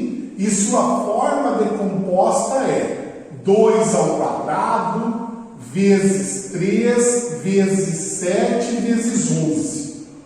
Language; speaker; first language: Portuguese; native; Portuguese